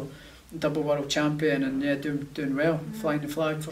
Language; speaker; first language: English; native; English